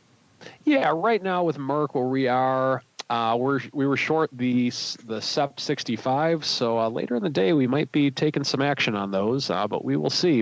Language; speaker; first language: English; native; English